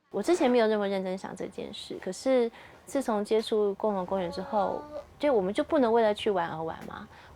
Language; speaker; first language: Chinese; native; Chinese